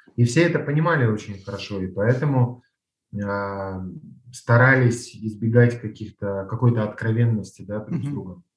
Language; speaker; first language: Russian; native; Russian